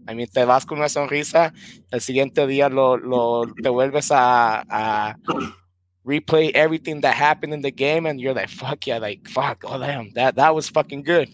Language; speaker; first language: English; early bilingual, other home language; Spanish